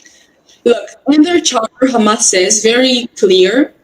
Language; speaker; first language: English; non-native, fluent; Hebrew